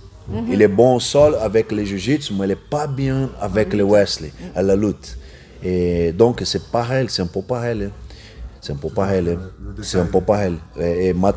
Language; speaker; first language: French; non-native, learner; Portuguese